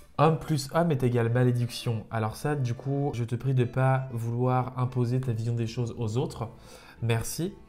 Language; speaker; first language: French; native; French